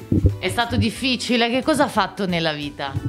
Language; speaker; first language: Italian; native; Italian